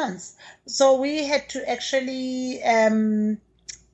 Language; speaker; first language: English; non-native, local second language; Zulu